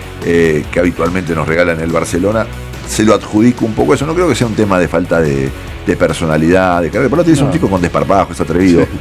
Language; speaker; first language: Spanish; native; Spanish